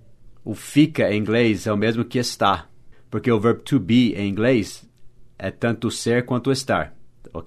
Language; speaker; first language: Portuguese; non-native, fluent; English